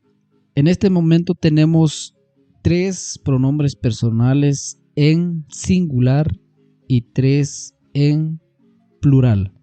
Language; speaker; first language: Spanish; non-native, local second language; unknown